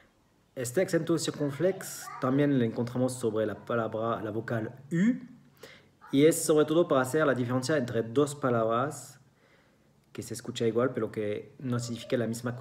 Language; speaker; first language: Spanish; non-native, fluent; French